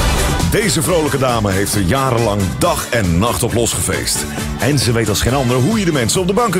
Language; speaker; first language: Dutch; native; Dutch